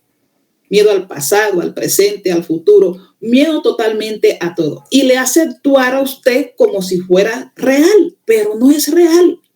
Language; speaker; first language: Spanish; native; Spanish